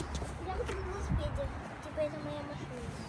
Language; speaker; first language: Russian; early bilingual, heritage; Russian